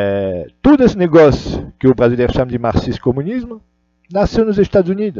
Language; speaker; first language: Portuguese; non-native, learner; Russian